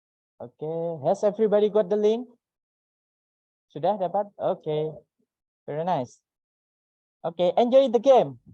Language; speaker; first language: English; non-native, fluent; Indonesian